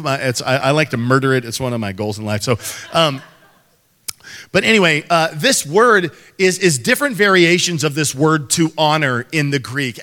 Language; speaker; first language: English; native; English